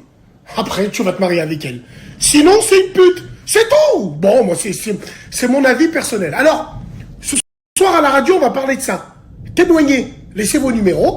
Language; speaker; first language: French; native; French